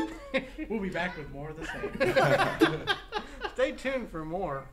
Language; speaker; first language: English; native; English